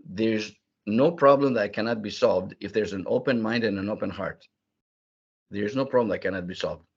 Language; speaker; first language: English; early bilingual, other home language; Greek